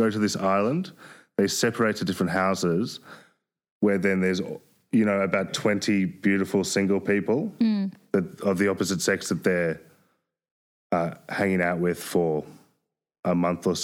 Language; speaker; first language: English; native; English